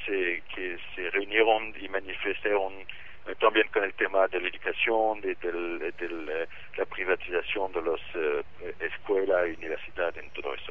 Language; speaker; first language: Spanish; non-native, fluent; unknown